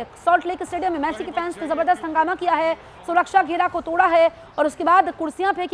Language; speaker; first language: Hindi; native; Hindi